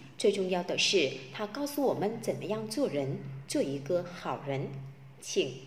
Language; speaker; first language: Chinese; non-native, fluent; Vietnamese